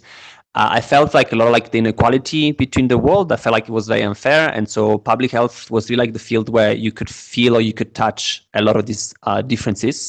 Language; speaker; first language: English; non-native, fluent; Italian